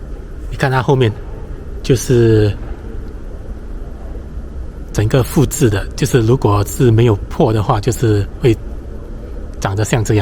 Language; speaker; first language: Chinese; native; Chinese